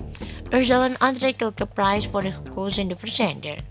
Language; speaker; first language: Dutch; non-native, learner; Indonesian